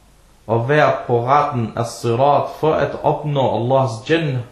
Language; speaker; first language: Danish; early bilingual, other home language; Arabic